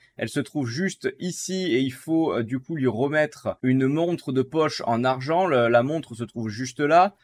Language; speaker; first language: French; native; French